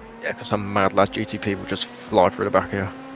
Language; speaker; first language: English; native; English